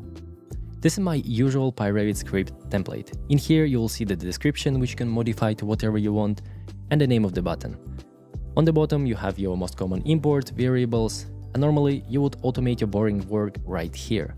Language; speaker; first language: English; non-native, fluent; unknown